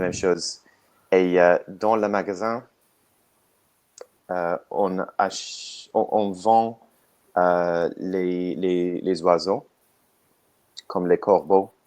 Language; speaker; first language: French; non-native, learner; English